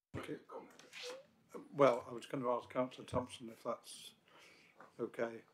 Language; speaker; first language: English; native; English